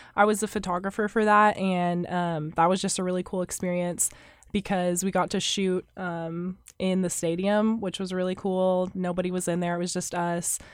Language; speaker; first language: English; native; English